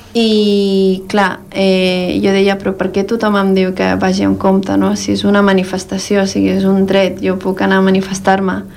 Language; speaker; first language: Catalan; early bilingual, other home language; Spanish